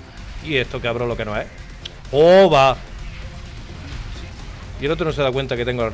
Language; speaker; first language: Spanish; native; Spanish